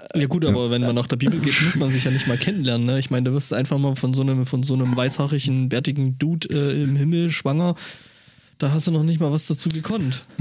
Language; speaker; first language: German; non-native, fluent; English